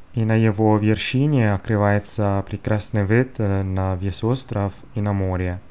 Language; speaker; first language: Russian; non-native, learner; Italian